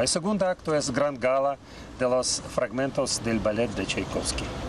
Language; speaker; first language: Spanish; non-native, learner; Russian